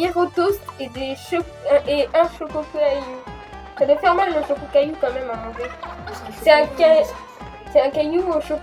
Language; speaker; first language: French; native; French